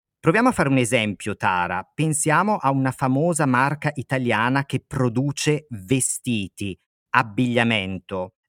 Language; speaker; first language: Italian; native; Italian